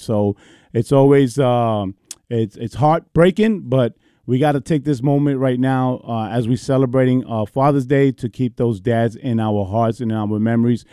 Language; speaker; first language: English; early bilingual, other home language; Spanish